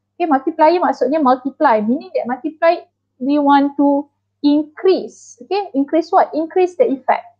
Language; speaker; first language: English; non-native, local second language; Malay